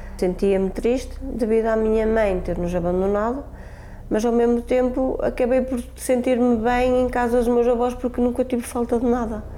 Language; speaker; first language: Portuguese; early bilingual, other home language; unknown